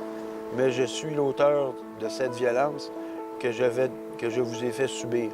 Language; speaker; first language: French; native; French